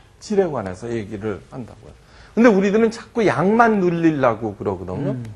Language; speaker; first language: Korean; early bilingual, heritage; Korean